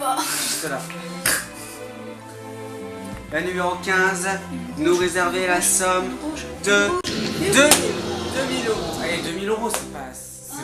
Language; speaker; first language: French; native; French